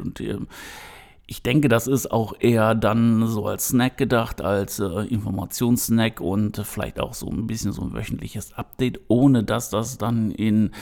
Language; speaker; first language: German; native; German